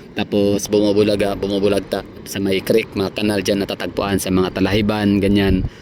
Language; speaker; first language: Filipino; non-native, local second language; Cebuano